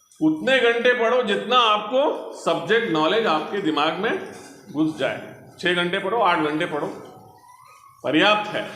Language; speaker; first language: Hindi; non-native, local second language; Telugu